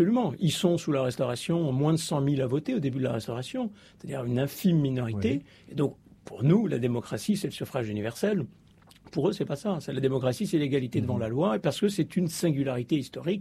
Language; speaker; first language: French; native; French